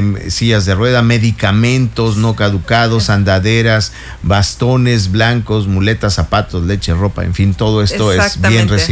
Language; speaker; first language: Spanish; native; Spanish